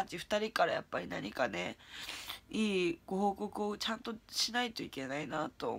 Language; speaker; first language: Japanese; native; Japanese